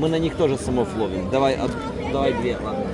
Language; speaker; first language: Russian; native; Russian